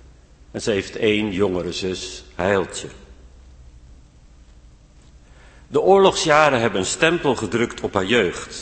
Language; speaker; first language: Dutch; native; Dutch